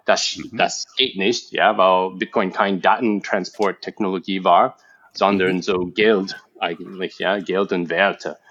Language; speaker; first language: German; non-native, fluent; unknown